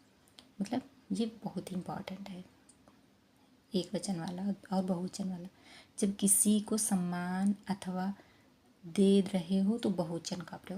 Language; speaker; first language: Hindi; native; Hindi